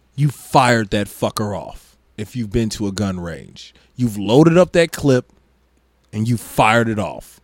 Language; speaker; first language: English; native; English